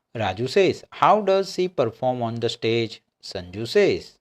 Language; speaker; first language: English; non-native, local second language; Gujarati